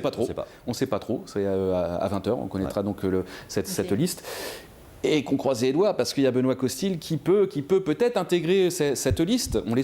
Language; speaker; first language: French; native; French